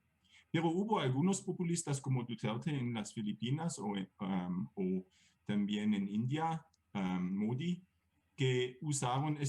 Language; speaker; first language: Spanish; non-native, fluent; German